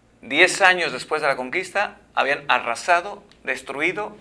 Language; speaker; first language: Spanish; native; Spanish